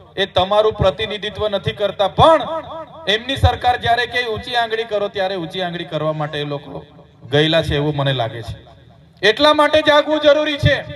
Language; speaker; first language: Gujarati; non-native, local second language; Vasavi